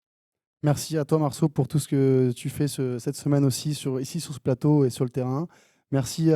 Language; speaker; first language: French; native; French